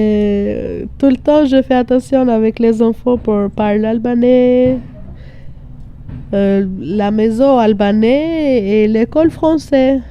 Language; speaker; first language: French; non-native, learner; Albanian